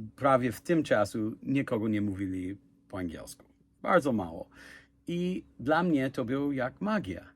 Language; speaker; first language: Polish; non-native, learner; English